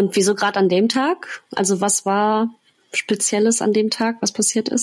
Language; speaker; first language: German; native; German